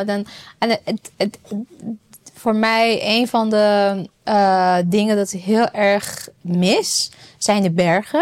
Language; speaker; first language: Dutch; non-native, fluent; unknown